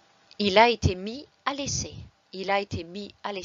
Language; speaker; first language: French; non-native, fluent; English